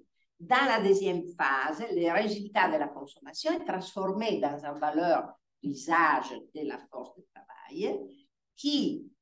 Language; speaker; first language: French; non-native, fluent; Italian